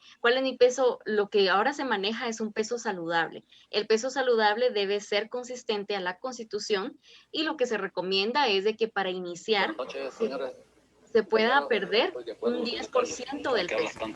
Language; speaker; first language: Spanish; native; Spanish